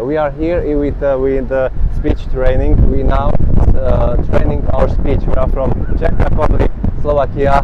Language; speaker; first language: English; non-native, learner; Slovak